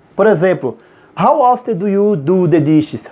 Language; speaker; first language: English; non-native, fluent; Portuguese